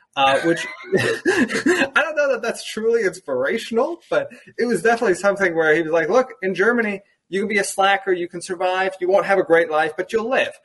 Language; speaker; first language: English; early bilingual, other home language; German